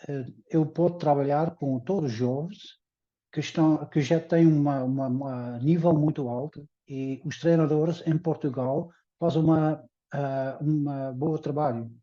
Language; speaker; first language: Portuguese; early bilingual, heritage; Dutch